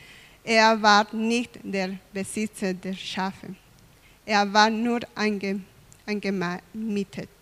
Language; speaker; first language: German; non-native, fluent; Spanish